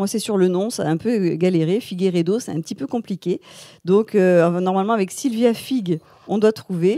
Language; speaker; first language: French; native; French